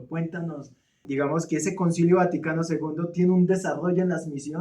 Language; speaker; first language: Spanish; native; Spanish